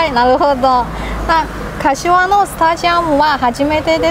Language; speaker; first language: Japanese; non-native, fluent; Chinese